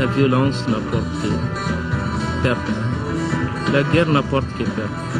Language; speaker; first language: French; non-native, local second language; Tamasheq